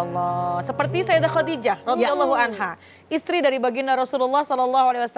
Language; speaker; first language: Indonesian; native; Indonesian